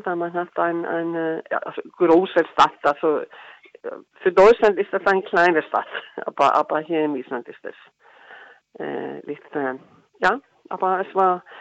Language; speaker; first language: German; non-native, learner; Icelandic